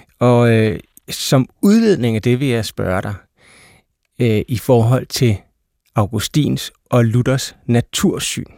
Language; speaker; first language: Danish; native; Danish